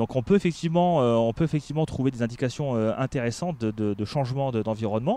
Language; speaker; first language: French; native; French